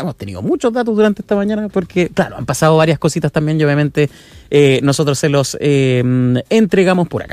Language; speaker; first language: Spanish; native; Spanish